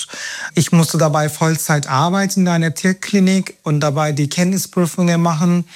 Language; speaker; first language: German; non-native, fluent; Turkish